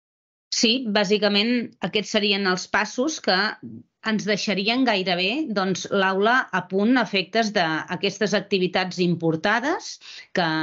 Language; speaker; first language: Catalan; native; Catalan